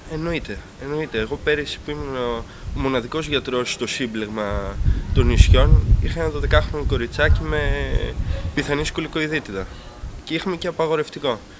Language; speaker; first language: Greek; native; Greek